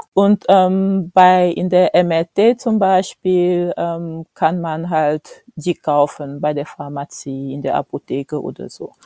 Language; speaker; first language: German; non-native, fluent; French